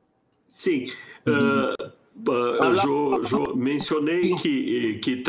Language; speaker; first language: Spanish; non-native, fluent; Portuguese